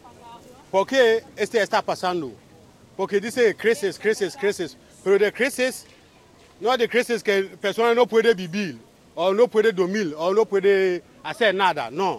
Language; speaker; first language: Spanish; non-native, learner; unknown